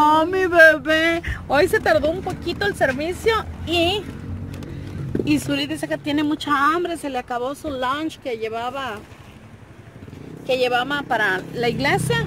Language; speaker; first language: Spanish; native; Spanish